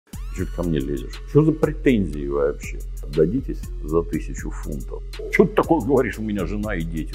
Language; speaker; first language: Russian; native; Russian